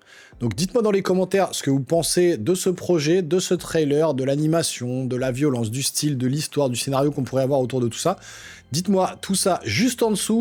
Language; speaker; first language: French; native; French